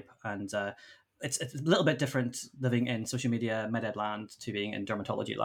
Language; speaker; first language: English; native; English